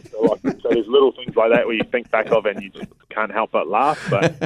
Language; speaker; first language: English; native; English